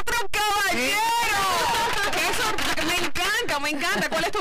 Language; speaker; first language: Spanish; native; Spanish